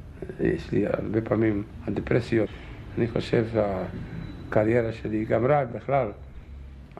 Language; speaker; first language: Hebrew; non-native, fluent; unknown